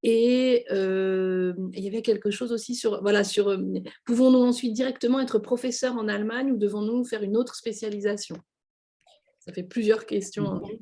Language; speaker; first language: French; native; French